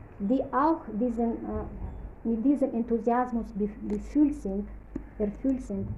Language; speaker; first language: German; non-native, fluent; Russian